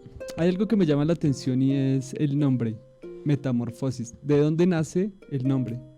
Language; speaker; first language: Spanish; native; Spanish